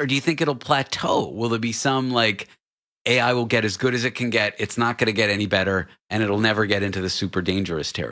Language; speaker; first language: English; native; English